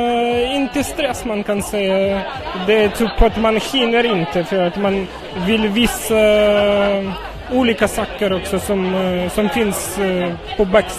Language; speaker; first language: Swedish; non-native, fluent; Russian